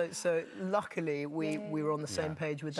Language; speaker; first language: English; native; English